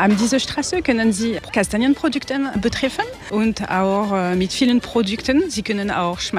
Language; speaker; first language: German; non-native, learner; French